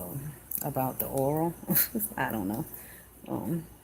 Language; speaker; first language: English; native; English